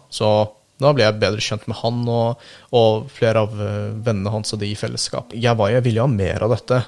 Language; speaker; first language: Norwegian; early bilingual, other home language; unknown